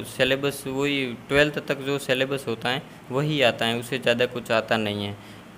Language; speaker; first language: Hindi; native; Hindi